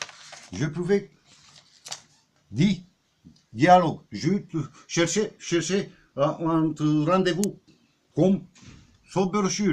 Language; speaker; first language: French; non-native, learner; Romanian